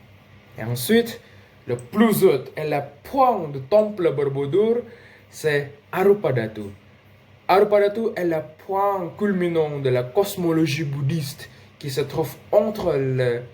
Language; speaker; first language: French; non-native, learner; Indonesian